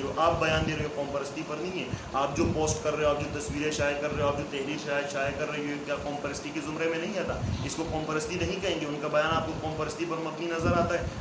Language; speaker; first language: Urdu; non-native, local second language; Pashto